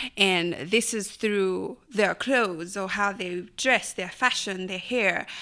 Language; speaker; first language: English; non-native, local second language; Bemba